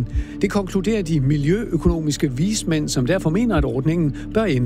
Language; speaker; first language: Danish; native; Danish